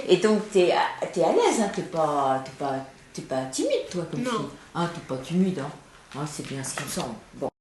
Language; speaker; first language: French; native; French